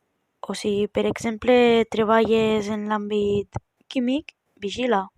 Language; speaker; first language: Catalan; native; Catalan